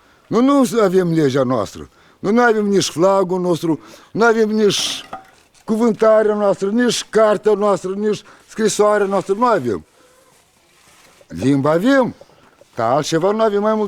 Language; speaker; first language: Romanian; non-native, local second language; Romany